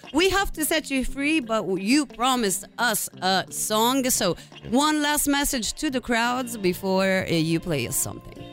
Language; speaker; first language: English; non-native, fluent; Italian